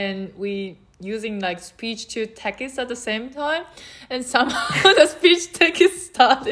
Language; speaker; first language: English; non-native, fluent; Japanese